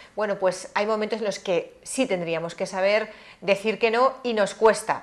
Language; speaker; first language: Spanish; native; Spanish